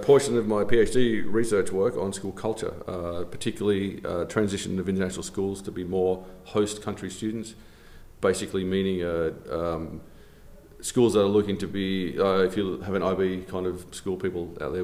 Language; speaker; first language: English; native; English